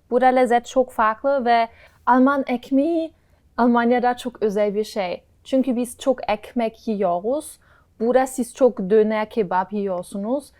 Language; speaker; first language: Turkish; non-native, learner; German